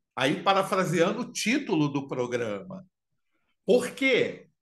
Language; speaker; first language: Portuguese; native; Portuguese